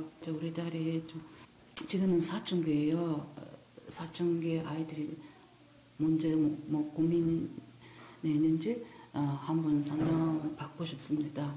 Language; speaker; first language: Korean; non-native, learner; Mongolian